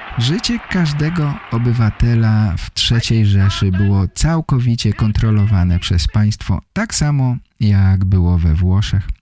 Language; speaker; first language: Polish; native; Polish